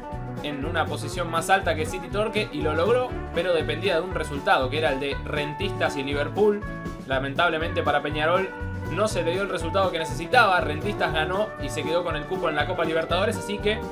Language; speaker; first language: Spanish; native; Spanish